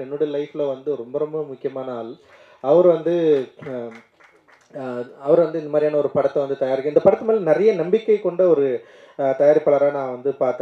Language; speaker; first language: Tamil; native; Tamil